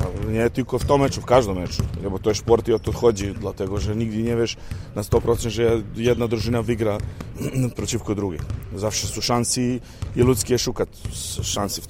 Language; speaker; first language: Polish; non-native, learner; Serbian